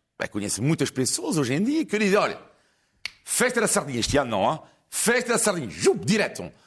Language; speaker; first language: Portuguese; non-native, fluent; French